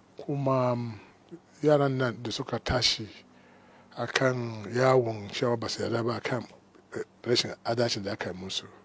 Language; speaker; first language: Hausa; non-native, local second language; Igbo